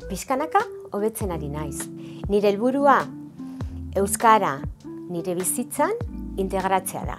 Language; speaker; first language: Basque; non-native, local second language; Spanish